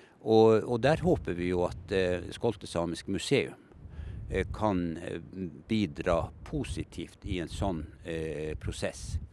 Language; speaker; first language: Norwegian; native; Norwegian